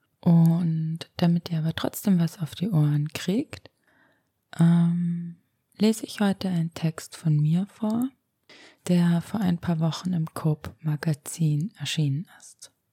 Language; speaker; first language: German; early bilingual, other home language; Romanian